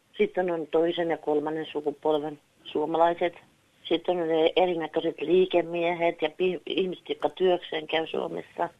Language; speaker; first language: Finnish; native; Finnish